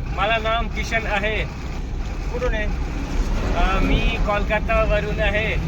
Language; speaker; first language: Hindi; non-native, local second language; Bangla